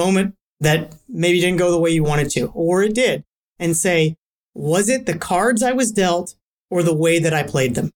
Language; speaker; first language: English; native; English